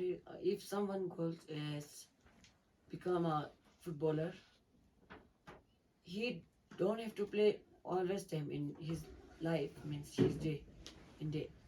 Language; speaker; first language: English; non-native, learner; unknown